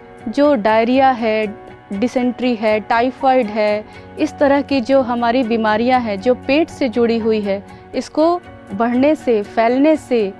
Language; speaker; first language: Hindi; native; Hindi